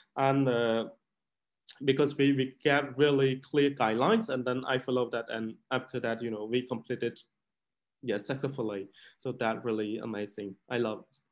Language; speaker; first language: English; non-native, learner; Khmer